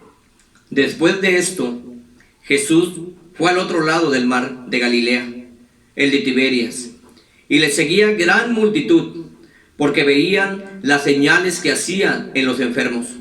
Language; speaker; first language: Spanish; native; Spanish